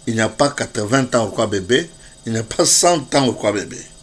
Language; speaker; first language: French; non-native, local second language; Swahili